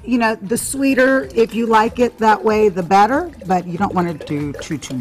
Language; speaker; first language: English; native; English